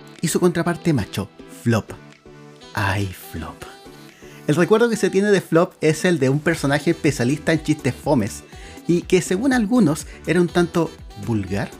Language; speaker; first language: Spanish; native; Spanish